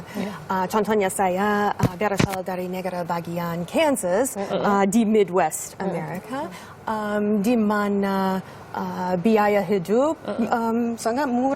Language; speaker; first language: Indonesian; non-native, fluent; English